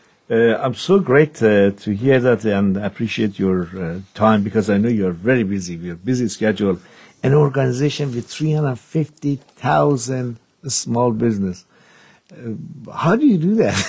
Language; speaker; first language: English; non-native, fluent; Persian